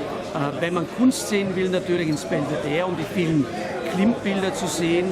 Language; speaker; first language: German; native; German